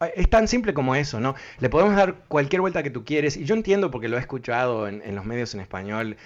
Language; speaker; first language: Spanish; native; Spanish